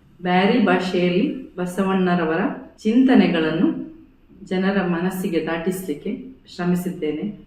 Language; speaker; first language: Kannada; non-native, local second language; Badaga